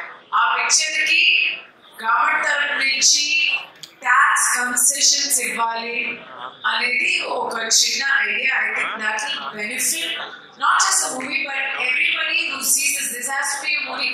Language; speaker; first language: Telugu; non-native, local second language; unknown